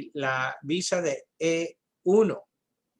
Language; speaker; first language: Spanish; early bilingual, heritage; English